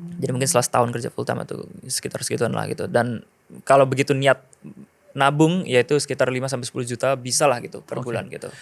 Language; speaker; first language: Indonesian; native; Indonesian